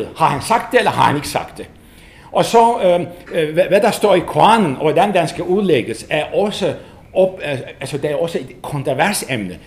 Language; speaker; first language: Danish; non-native, fluent; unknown